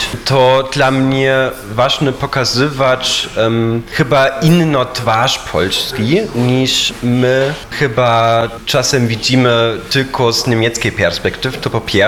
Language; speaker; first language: Polish; non-native, fluent; German